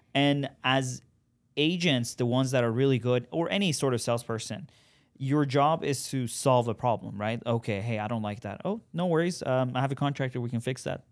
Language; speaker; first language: English; non-native, fluent; Persian